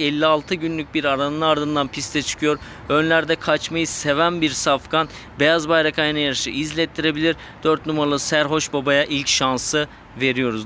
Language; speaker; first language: Turkish; native; Turkish